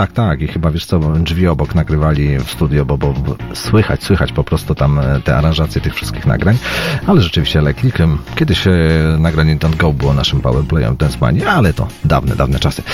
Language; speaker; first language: Polish; native; Polish